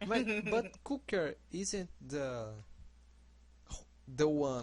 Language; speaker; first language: English; non-native, learner; Portuguese